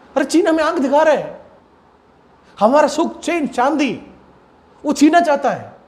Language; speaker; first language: Hindi; non-native, local second language; Malayalam